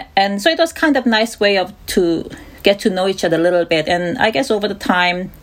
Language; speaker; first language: English; non-native, fluent; Korean